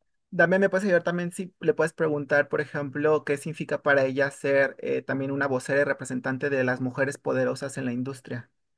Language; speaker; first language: Spanish; native; Spanish